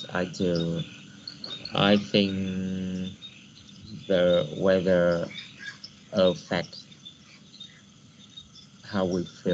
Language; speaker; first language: English; non-native, learner; Vietnamese